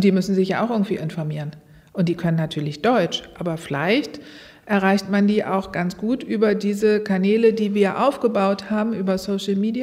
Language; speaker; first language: German; native; German